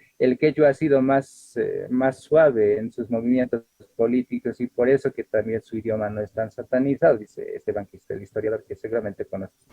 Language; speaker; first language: Spanish; non-native, local second language; Aymara